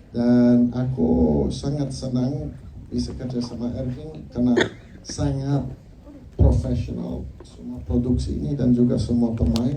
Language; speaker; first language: Indonesian; non-native, fluent; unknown